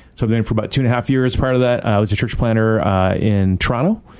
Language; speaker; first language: English; native; English